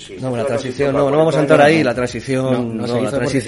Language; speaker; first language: Spanish; native; Spanish